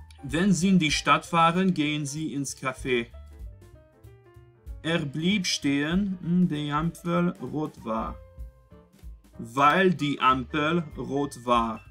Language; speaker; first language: German; non-native, fluent; French